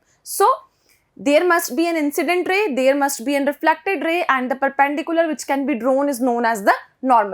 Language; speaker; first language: English; non-native, local second language; Hindi